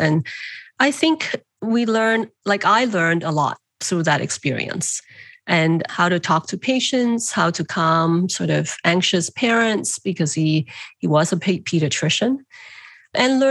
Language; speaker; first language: English; non-native, local second language; Cantonese